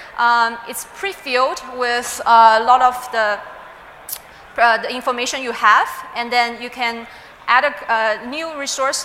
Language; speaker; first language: English; non-native, fluent; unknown